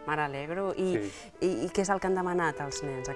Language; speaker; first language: Catalan; native; Catalan